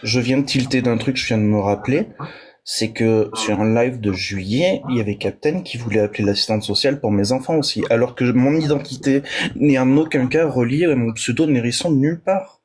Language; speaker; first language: French; native; French